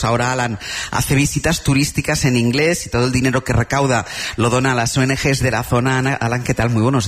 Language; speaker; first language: Spanish; native; Spanish